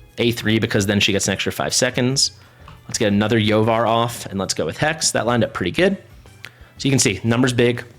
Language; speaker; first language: English; native; English